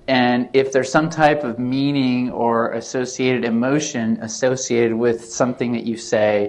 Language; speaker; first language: English; native; English